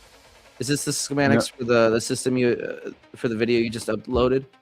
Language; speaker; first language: English; native; English